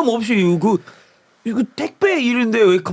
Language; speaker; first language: Korean; non-native, fluent; English